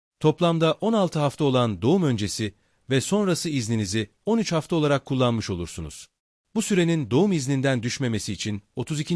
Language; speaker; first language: Turkish; native; Turkish